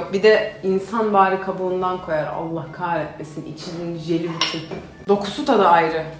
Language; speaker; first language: Turkish; native; Turkish